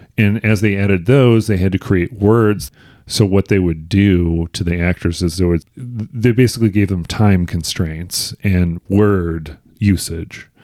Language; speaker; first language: English; native; English